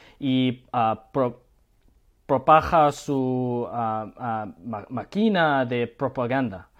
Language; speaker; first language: Spanish; non-native, learner; Korean